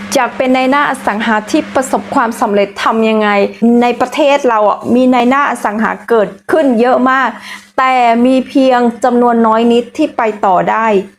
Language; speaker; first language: Thai; native; Thai